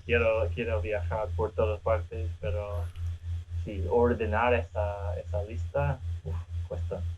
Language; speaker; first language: Spanish; non-native, fluent; English